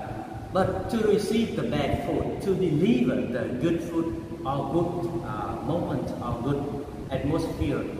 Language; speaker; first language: English; non-native, local second language; Vietnamese